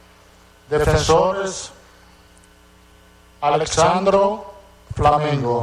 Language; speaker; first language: Spanish; non-native, fluent; Italian